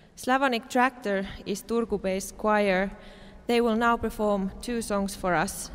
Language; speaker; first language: English; non-native, fluent; Finnish